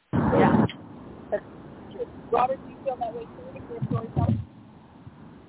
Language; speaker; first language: English; native; English